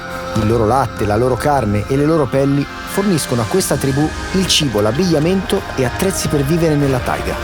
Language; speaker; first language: Italian; native; Italian